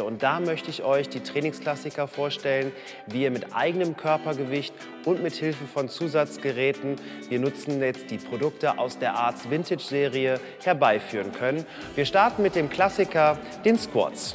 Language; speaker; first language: German; native; German